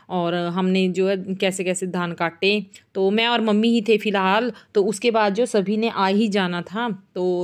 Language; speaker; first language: Hindi; non-native, local second language; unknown